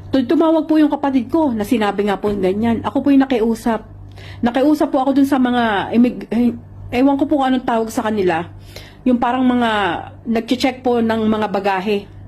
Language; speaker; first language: Filipino; native; Filipino